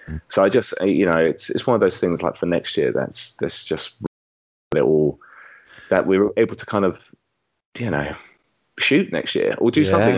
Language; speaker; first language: English; native; English